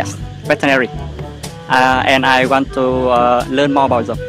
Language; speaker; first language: English; non-native, learner; Vietnamese